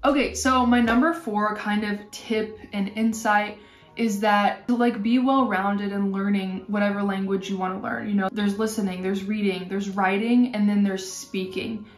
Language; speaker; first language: English; native; English